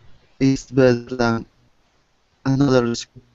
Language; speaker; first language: English; non-native, learner; Spanish